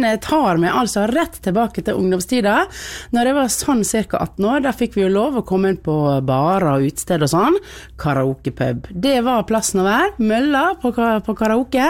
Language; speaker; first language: Norwegian; native; Norwegian